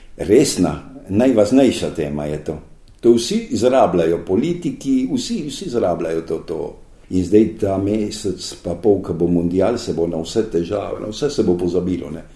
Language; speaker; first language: Slovenian; early bilingual, heritage; Slovenian